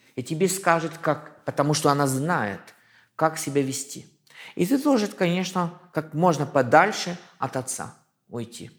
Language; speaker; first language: Russian; non-native, fluent; French